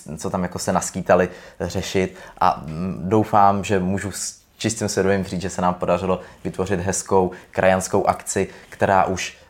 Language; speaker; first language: Czech; native; Czech